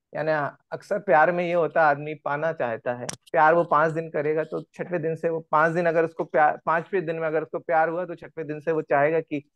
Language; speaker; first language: Hindi; native; Hindi